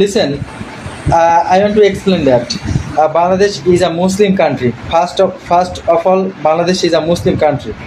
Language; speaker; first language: English; non-native, learner; Bangla